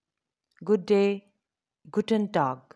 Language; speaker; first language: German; non-native, learner; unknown